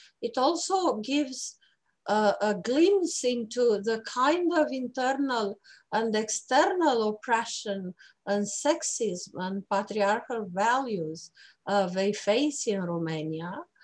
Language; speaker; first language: English; non-native, fluent; Romanian